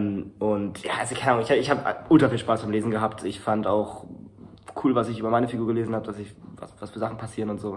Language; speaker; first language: German; native; German